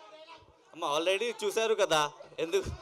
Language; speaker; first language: Telugu; non-native, local second language; Urdu